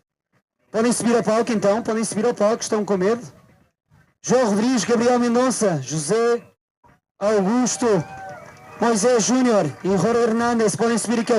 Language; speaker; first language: Portuguese; native; Portuguese